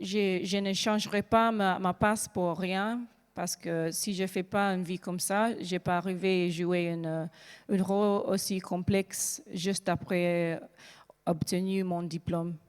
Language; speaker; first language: French; non-native, learner; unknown